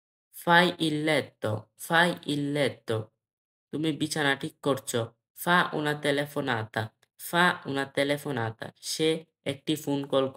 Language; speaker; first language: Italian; non-native, learner; Bangla